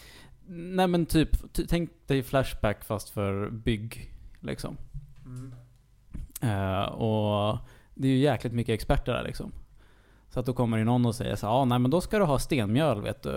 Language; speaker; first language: Swedish; native; Swedish